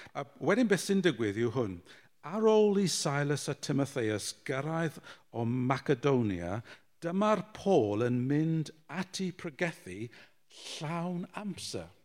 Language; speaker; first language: Welsh; non-native, local second language; English